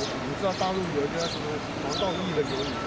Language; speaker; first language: Chinese; native; Chinese